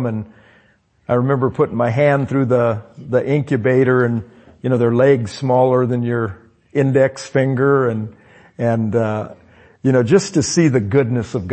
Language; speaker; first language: English; native; English